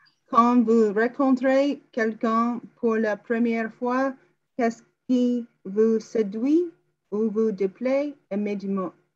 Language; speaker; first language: French; non-native, learner; English